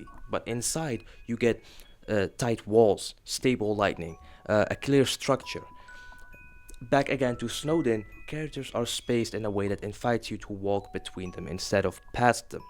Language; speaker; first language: English; non-native, fluent; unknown